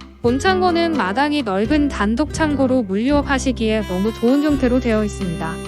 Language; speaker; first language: Korean; native; Korean